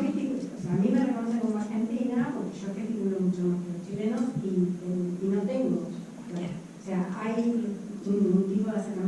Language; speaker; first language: Spanish; native; Spanish